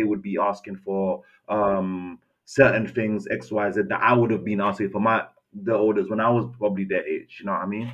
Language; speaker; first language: English; native; English